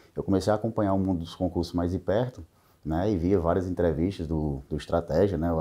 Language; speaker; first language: Portuguese; native; Portuguese